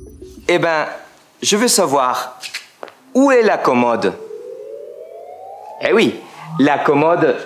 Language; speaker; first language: French; non-native, fluent; Spanish